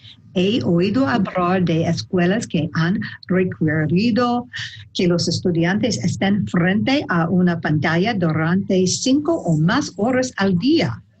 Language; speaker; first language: Spanish; non-native, learner; English